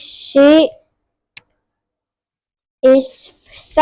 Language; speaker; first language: English; non-native, learner; Vietnamese